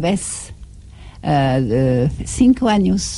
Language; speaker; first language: Spanish; non-native, learner; French